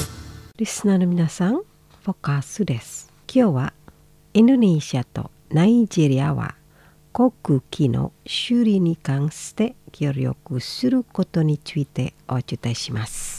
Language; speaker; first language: Japanese; non-native, fluent; Indonesian